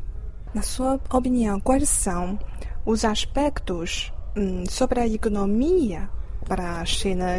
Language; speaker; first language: Portuguese; non-native, fluent; Chinese